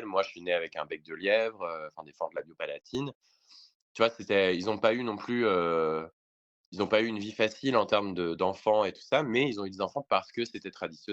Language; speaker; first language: French; native; French